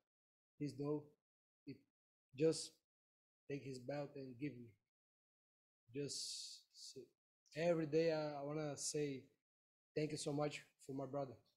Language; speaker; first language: English; non-native, learner; Portuguese